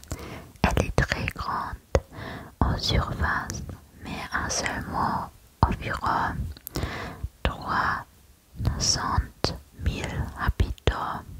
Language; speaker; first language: French; non-native, learner; German